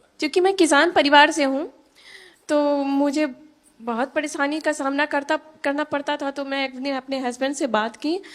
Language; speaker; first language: Hindi; native; Hindi